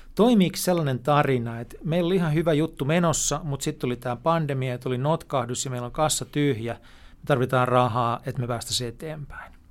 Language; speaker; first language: Finnish; native; Finnish